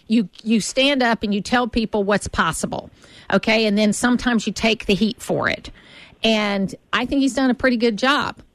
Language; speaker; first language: English; native; English